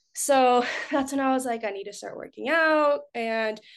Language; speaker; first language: English; early bilingual, other home language; Spanish